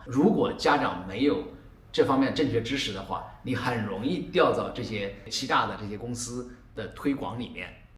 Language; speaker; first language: Chinese; native; Chinese